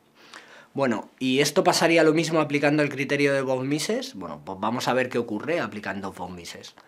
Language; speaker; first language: Spanish; native; Spanish